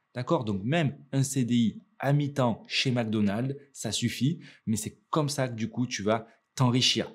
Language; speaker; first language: French; native; French